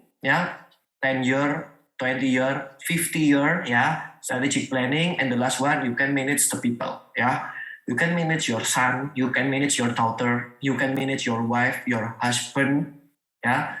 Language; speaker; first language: English; non-native, learner; Indonesian